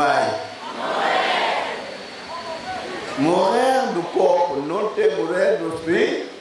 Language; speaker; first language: Portuguese; non-native, learner; Lingala